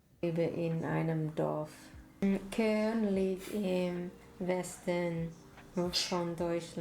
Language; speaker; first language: German; non-native, learner; English